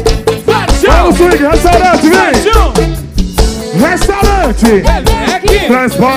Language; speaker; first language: Portuguese; native; Portuguese